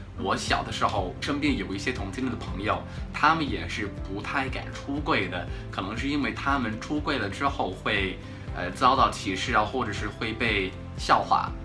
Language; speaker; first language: Chinese; non-native, fluent; English